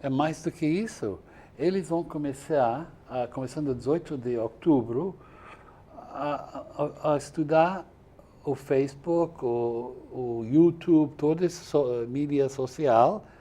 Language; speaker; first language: Portuguese; non-native, fluent; English